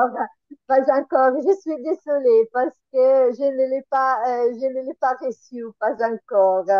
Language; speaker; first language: French; non-native, learner; Italian